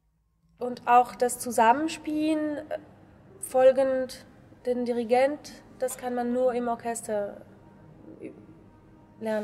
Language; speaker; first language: German; non-native, fluent; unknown